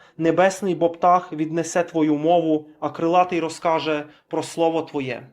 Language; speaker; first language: Ukrainian; native; Ukrainian